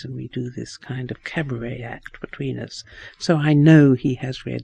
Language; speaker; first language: English; native; English